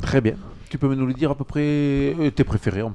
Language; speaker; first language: French; native; French